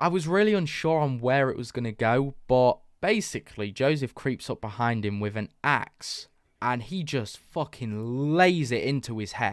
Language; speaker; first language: English; native; English